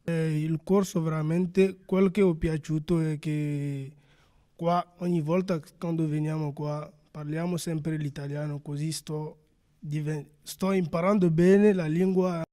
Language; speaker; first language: Italian; non-native, learner; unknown